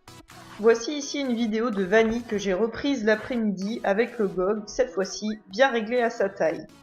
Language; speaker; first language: French; native; French